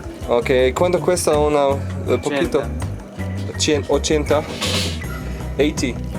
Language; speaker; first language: Spanish; non-native, learner; German